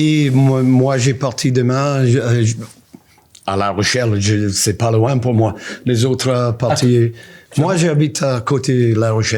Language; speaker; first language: French; non-native, learner; English